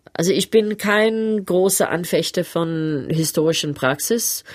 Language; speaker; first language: German; non-native, fluent; English